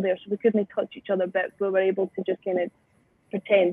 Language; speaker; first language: English; native; English